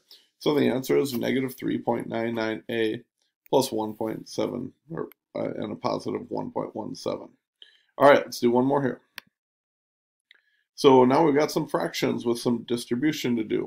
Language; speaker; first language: English; native; English